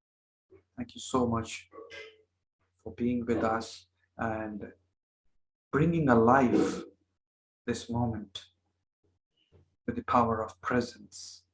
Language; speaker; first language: English; non-native, local second language; Hindi